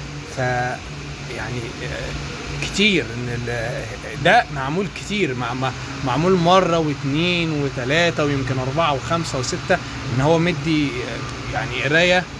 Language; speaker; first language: Arabic; native; Arabic